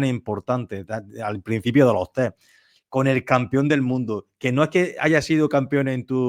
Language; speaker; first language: Spanish; native; Spanish